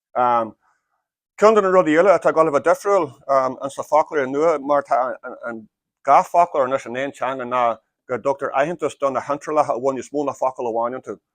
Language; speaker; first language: Irish; native; Irish